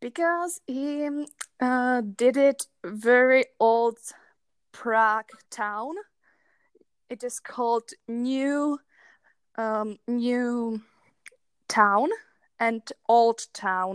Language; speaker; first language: English; non-native, learner; Czech